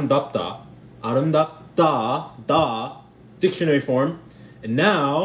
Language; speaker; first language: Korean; non-native, learner; English